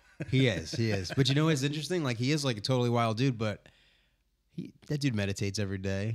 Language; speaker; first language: English; native; English